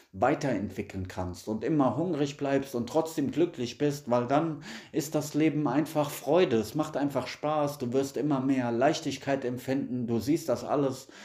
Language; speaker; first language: German; native; German